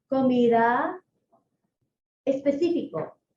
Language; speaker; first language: Spanish; non-native, fluent; English